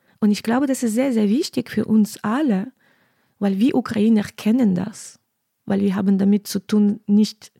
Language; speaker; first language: German; non-native, fluent; Ukrainian